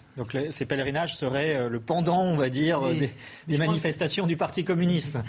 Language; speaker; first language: French; native; French